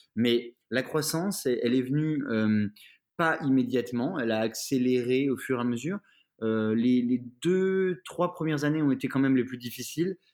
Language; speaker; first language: French; native; French